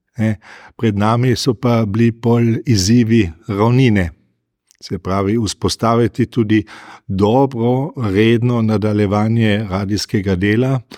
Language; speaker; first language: Slovenian; native; Slovenian